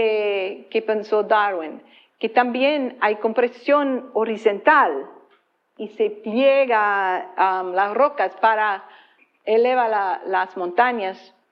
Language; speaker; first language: Spanish; non-native, fluent; English